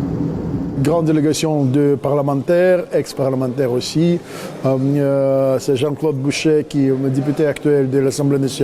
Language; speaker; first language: French; non-native, learner; Russian